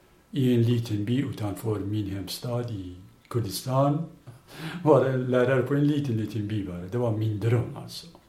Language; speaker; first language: Swedish; non-native, fluent; Kurdish